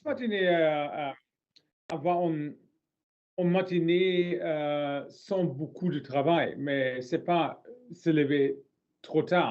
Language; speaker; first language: French; non-native, learner; English